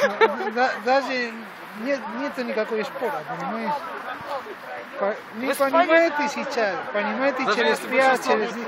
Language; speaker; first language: Russian; non-native, learner; Spanish